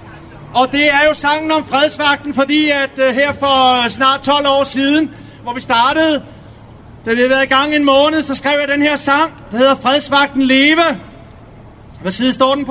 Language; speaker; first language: Danish; native; Danish